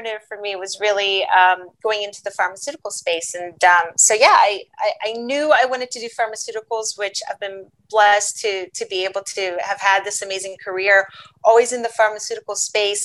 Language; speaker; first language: English; early bilingual, other home language; Portuguese